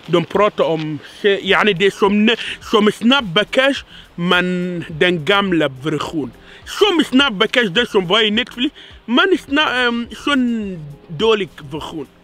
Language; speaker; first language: Swedish; non-native, fluent; Arabic